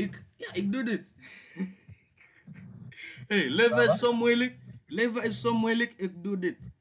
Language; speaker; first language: Dutch; non-native, fluent; English